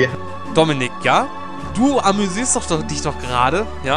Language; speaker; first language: German; native; German